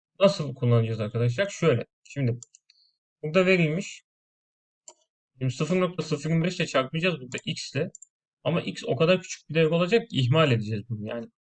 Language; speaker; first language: Turkish; native; Turkish